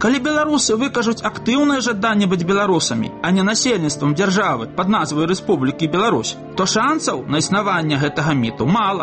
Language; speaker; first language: Belarusian; native; Belarusian